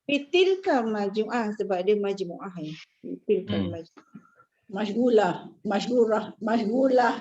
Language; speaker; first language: Arabic; non-native, learner; Malay